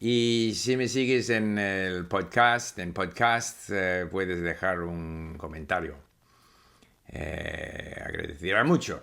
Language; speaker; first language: Spanish; non-native, fluent; English